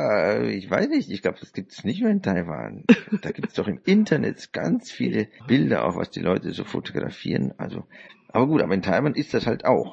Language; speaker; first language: German; native; German